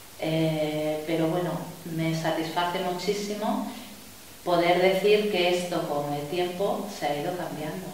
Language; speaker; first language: Spanish; native; Spanish